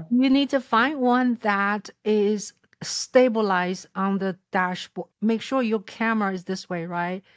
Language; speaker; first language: English; non-native, fluent; Chinese